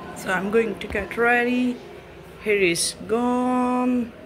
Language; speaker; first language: English; non-native, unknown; Korean